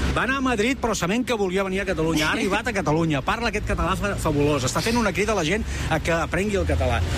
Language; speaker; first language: Catalan; native; Catalan